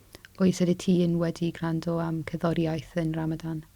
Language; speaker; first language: Welsh; non-native, local second language; English